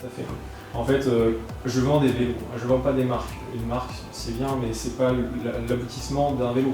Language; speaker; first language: French; native; French